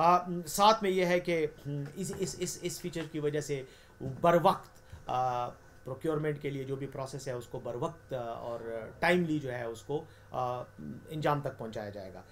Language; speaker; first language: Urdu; non-native, local second language; Pashto